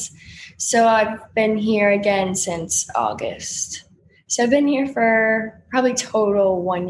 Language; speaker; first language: English; native; English